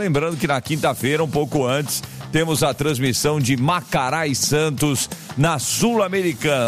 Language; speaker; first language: Portuguese; native; Portuguese